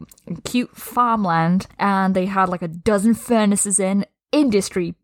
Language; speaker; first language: English; native; English